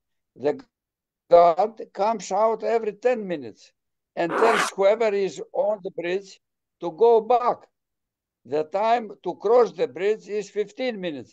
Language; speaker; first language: English; non-native, fluent; Greek